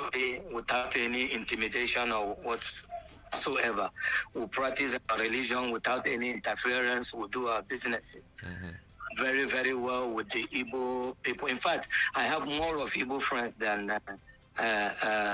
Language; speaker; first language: English; non-native, local second language; Hausa